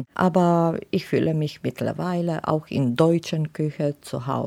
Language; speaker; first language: German; non-native, fluent; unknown